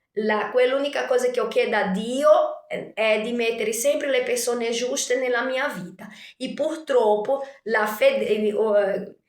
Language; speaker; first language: Italian; non-native, fluent; Portuguese